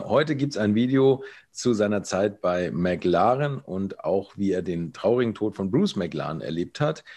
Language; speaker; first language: German; native; German